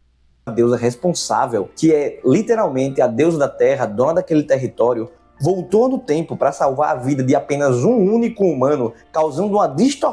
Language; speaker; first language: Portuguese; native; Portuguese